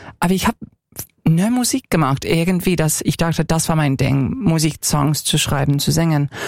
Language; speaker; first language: German; non-native, fluent; English